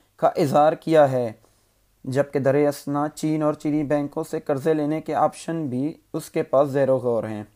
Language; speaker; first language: Urdu; non-native, local second language; Baluchi